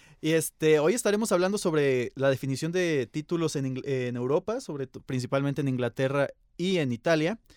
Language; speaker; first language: Spanish; native; Spanish